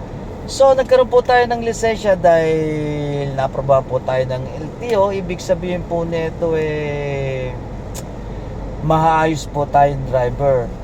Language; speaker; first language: Filipino; native; Filipino